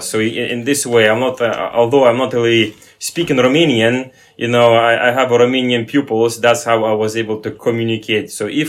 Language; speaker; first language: English; non-native, fluent; Lithuanian